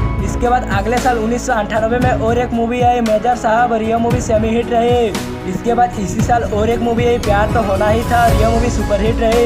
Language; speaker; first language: Hindi; non-native, local second language; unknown